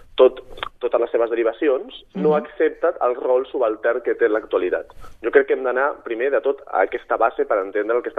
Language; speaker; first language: Catalan; native; Catalan